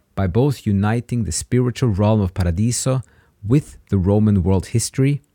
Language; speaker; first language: English; native; English